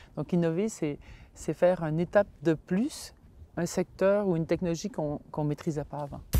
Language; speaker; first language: French; native; French